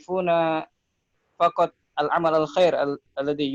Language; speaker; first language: Arabic; non-native, learner; Indonesian